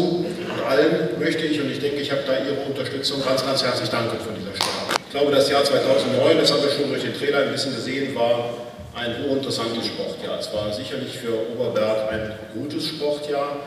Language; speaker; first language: German; native; German